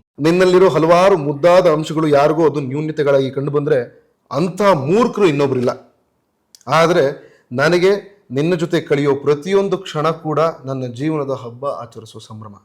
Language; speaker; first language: Kannada; native; Kannada